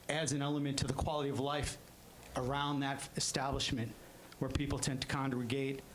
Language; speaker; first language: English; native; English